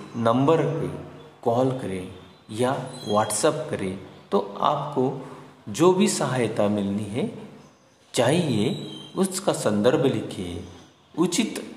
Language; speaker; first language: Hindi; non-native, local second language; Marathi